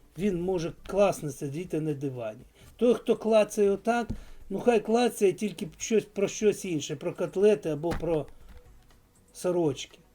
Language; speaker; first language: Ukrainian; non-native, local second language; Russian